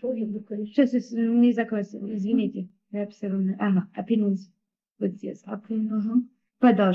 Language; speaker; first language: Russian; non-native, learner; English